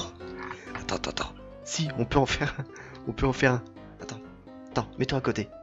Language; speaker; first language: French; native; French